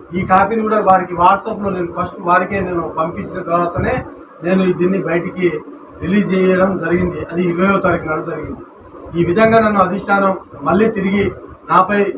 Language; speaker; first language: Telugu; non-native, local second language; Lambadi